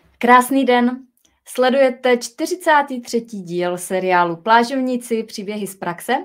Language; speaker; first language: Czech; native; Czech